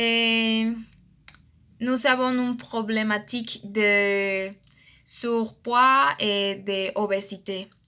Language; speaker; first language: French; non-native, learner; Spanish